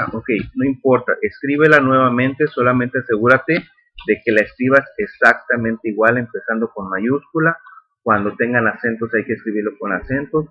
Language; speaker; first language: Spanish; native; Spanish